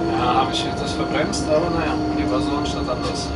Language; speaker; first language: German; non-native, fluent; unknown